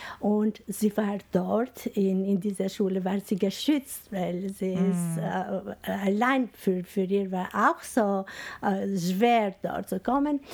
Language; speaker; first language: German; non-native, fluent; Albanian